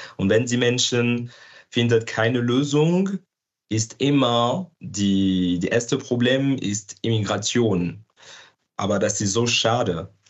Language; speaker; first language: German; non-native, learner; French